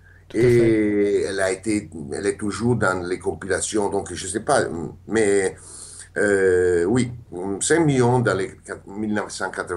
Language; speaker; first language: French; non-native, fluent; Italian